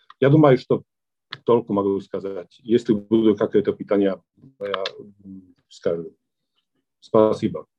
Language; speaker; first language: Russian; non-native, fluent; Slovak